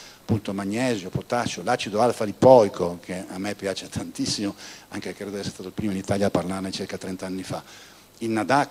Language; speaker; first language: Italian; native; Italian